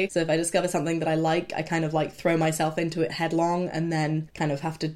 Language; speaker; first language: English; native; English